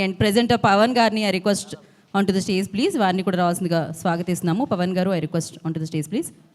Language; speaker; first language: Telugu; native; Telugu